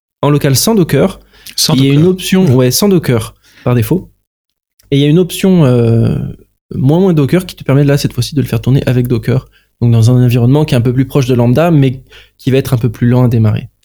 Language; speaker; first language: French; native; French